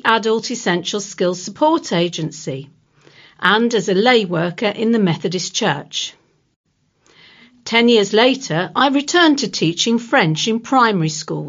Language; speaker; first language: English; native; English